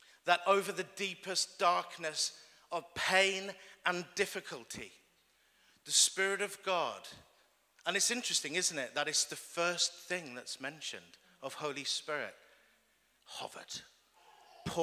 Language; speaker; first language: English; native; English